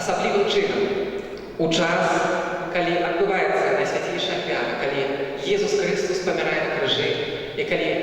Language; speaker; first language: Belarusian; native; Belarusian